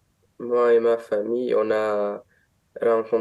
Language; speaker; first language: French; non-native, learner; Romanian